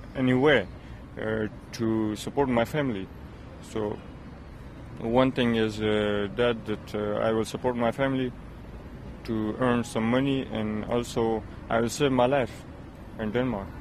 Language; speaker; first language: English; non-native, learner; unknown